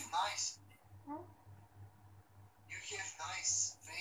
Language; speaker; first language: English; non-native, learner; Romany